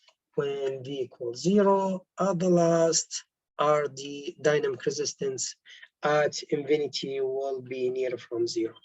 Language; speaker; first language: English; non-native, local second language; Arabic